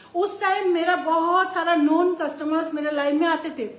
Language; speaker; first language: Hindi; non-native, local second language; Bangla